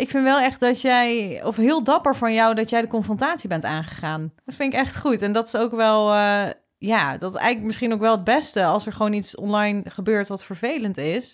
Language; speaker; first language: Dutch; native; Dutch